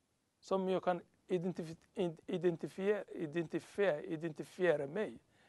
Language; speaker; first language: Swedish; non-native, learner; Somali